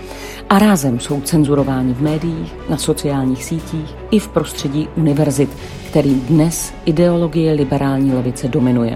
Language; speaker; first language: Czech; native; Czech